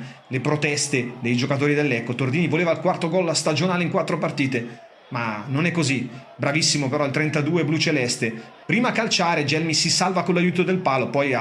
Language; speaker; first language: Italian; native; Italian